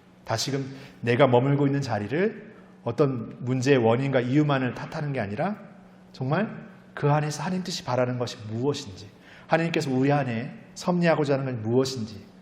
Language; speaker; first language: Korean; native; Korean